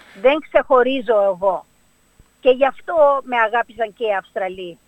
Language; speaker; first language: Greek; early bilingual, heritage; Greek